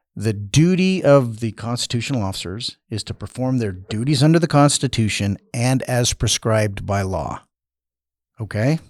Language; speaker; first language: English; native; English